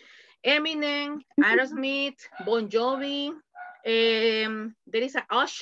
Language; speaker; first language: English; non-native, fluent; Spanish